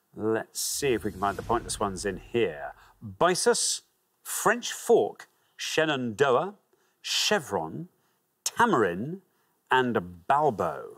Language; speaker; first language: English; native; English